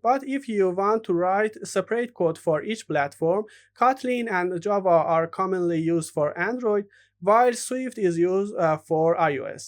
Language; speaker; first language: English; non-native, fluent; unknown